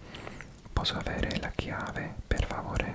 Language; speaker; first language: Italian; non-native, learner; English